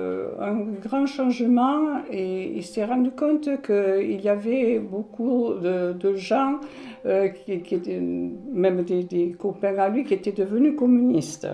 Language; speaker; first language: French; early bilingual, other home language; Spanish